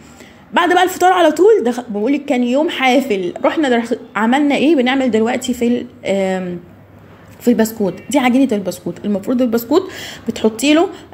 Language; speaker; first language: Arabic; native; Arabic